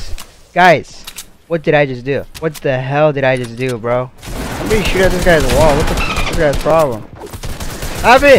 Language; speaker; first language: English; native; English